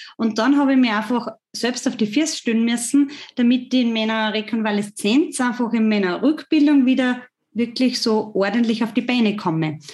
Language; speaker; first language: German; native; German